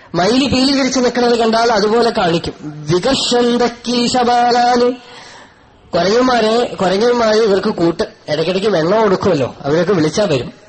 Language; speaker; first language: Malayalam; non-native, local second language; Tamil